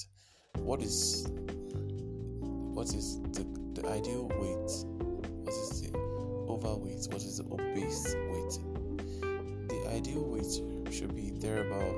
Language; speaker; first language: English; non-native, local second language; Yoruba